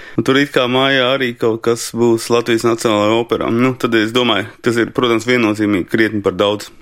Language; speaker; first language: Latvian; native; Latvian